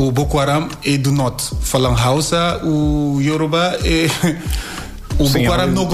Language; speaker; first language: Portuguese; non-native, learner; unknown